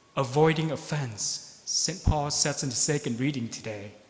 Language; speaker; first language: English; non-native, fluent; Vietnamese